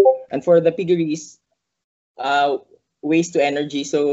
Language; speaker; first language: English; non-native, local second language; Cebuano